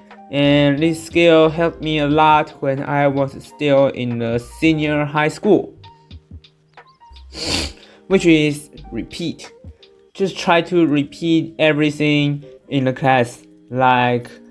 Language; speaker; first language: English; non-native, fluent; Chinese